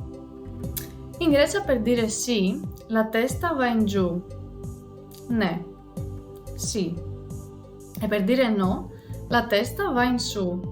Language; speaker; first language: Italian; native; Italian